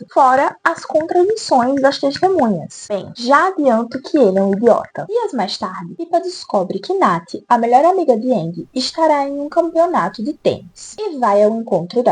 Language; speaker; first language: Portuguese; native; Portuguese